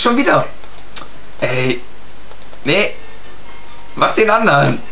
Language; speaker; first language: German; early bilingual, other home language; Turkish